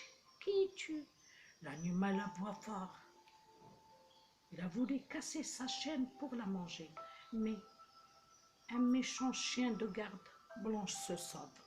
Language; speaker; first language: French; non-native, local second language; Arabic